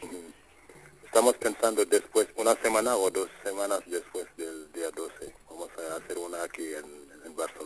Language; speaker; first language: Spanish; non-native, fluent; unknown